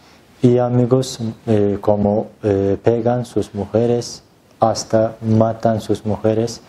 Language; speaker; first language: Spanish; non-native, learner; Turkish